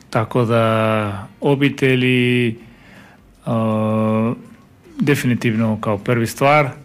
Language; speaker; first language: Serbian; non-native, learner; Spanish